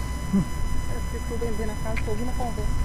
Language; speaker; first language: Portuguese; native; Portuguese